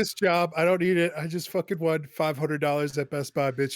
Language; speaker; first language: English; native; English